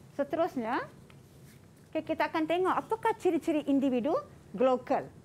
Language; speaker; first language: Malay; non-native, local second language; Tamil